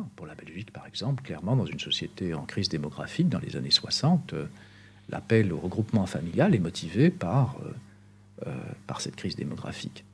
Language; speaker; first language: French; non-native, local second language; Arabic